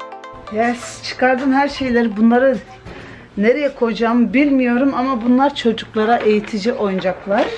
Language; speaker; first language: Turkish; early bilingual, other home language; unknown